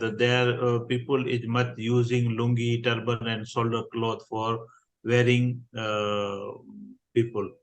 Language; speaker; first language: English; non-native, learner; Gujarati